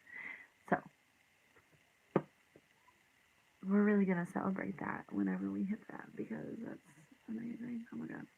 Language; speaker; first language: English; native; English